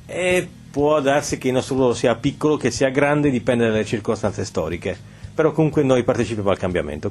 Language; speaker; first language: Italian; native; Italian